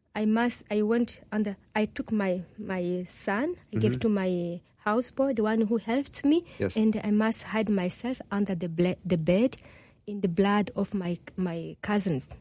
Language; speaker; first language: English; non-native, learner; Kinyarwanda